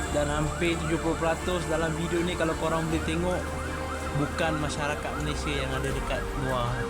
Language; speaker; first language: Malay; native; Malay